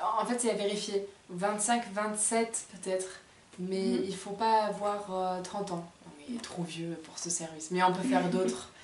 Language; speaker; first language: French; non-native, fluent; German